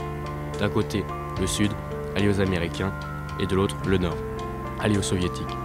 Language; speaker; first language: French; native; French